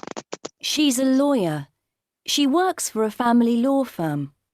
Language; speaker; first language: English; non-native, learner; Uzbek